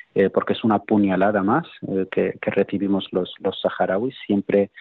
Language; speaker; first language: Spanish; native; Spanish